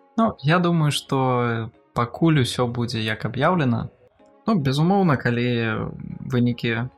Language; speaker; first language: Belarusian; non-native, local second language; Russian